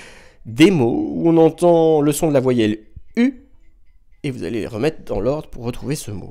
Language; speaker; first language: French; native; French